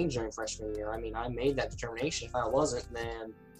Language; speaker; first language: English; native; English